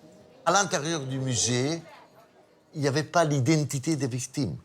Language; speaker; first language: French; non-native, fluent; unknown